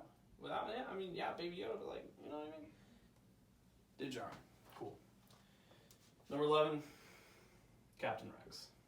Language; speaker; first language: English; native; English